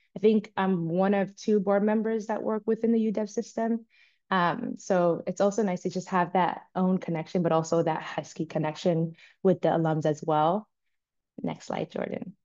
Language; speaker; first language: English; native; English